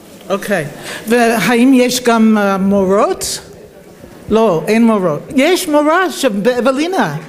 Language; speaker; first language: Hebrew; non-native, fluent; English